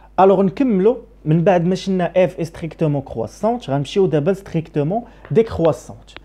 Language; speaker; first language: Arabic; native; Arabic